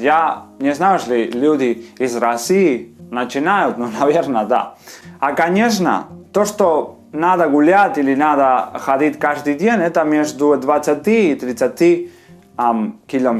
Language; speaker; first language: Russian; non-native, fluent; Spanish